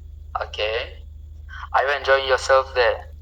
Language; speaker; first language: English; non-native, local second language; French